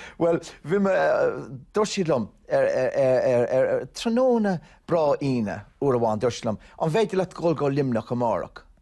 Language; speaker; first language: Irish; non-native, local second language; English